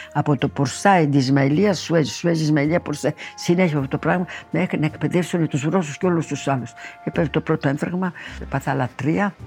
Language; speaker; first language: Greek; early bilingual, heritage; Greek